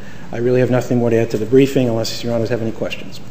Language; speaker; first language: English; native; English